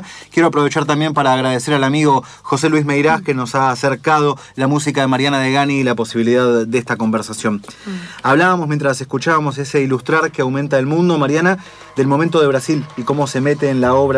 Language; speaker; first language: Spanish; native; Spanish